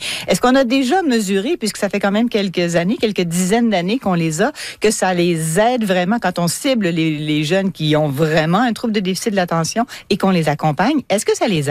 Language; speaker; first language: French; native; French